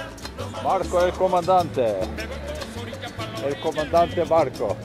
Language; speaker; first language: Spanish; non-native, learner; Slovenian